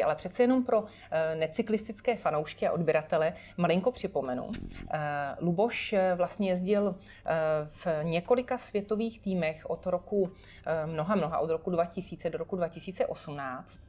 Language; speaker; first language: Czech; native; Czech